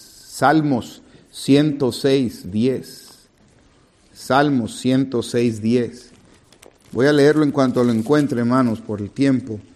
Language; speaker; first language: Spanish; native; Spanish